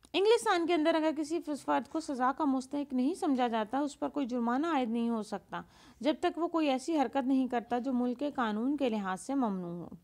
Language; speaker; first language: Urdu; non-native, local second language; Punjabi